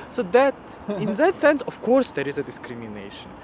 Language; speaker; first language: English; non-native, fluent; Russian